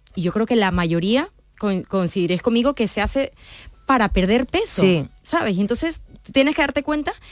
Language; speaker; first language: Spanish; native; Spanish